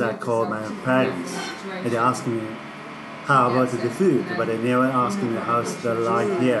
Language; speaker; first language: English; non-native, learner; Chinese